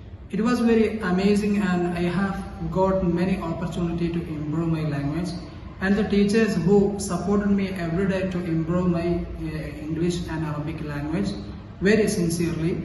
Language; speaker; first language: English; non-native, local second language; Malayalam